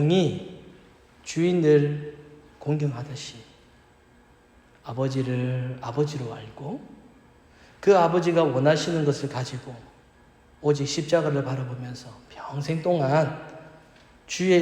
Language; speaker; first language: Korean; native; Korean